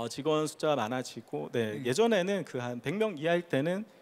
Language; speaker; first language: Korean; native; Korean